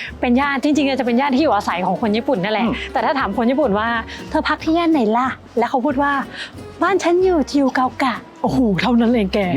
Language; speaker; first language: Thai; native; Thai